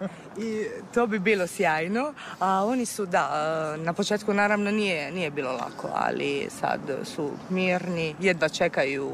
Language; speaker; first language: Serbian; non-native, fluent; Italian